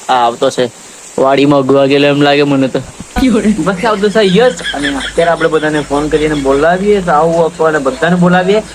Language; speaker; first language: Gujarati; native; Gujarati